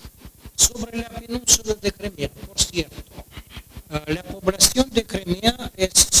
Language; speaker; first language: Spanish; non-native, fluent; Russian